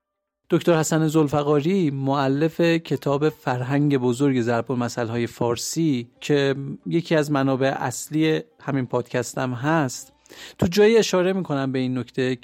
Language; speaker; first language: Persian; native; Persian